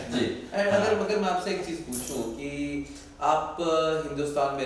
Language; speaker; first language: Hindi; native; Hindi